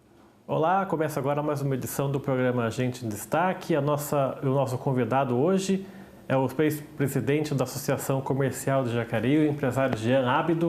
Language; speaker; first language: Portuguese; native; Portuguese